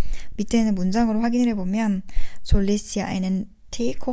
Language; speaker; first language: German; non-native, fluent; Korean